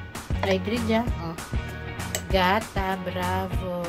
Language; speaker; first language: Romanian; non-native, learner; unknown